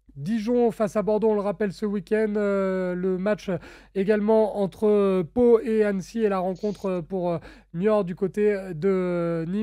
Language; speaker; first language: French; native; French